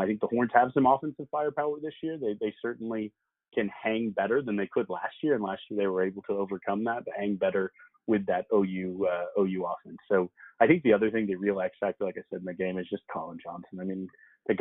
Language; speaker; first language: English; native; English